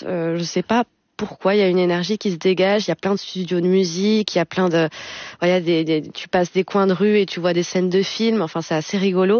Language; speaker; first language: French; native; French